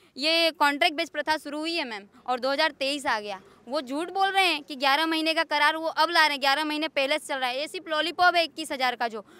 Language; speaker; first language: Hindi; non-native, local second language; Gujarati